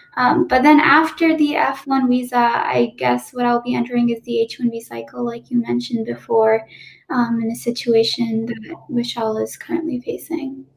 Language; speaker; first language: English; native; English